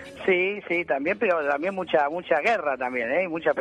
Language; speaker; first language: Spanish; native; Spanish